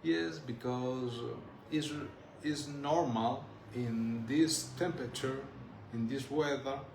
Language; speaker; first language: English; non-native, learner; Spanish